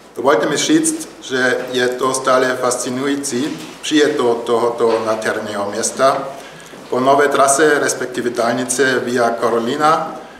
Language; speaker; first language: Czech; non-native, learner; German